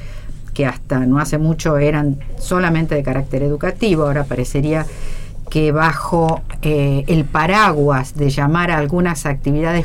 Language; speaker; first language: Spanish; native; Spanish